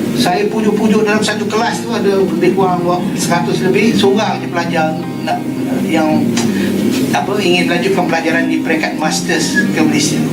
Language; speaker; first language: Malay; native; Malay